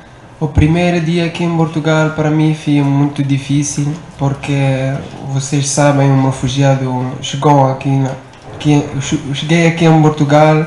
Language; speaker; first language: Portuguese; non-native, learner; Arabic